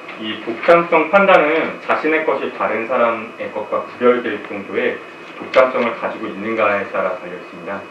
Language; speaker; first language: Korean; native; Korean